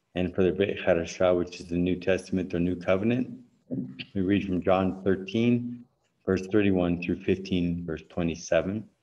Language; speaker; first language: English; native; English